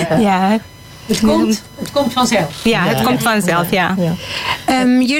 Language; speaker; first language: Dutch; non-native, learner; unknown